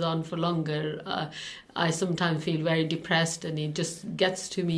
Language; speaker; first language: English; non-native, local second language; Urdu